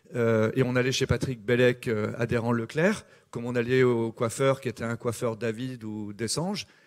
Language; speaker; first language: French; native; French